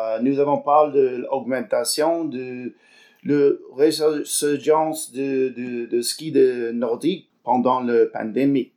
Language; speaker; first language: French; non-native, learner; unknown